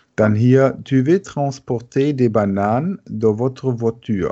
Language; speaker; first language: French; non-native, learner; German